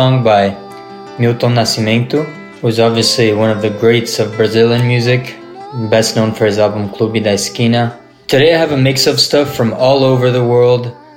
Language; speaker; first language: English; non-native, fluent; Portuguese